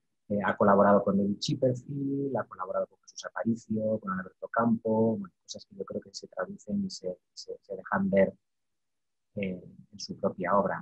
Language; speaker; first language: Spanish; native; Spanish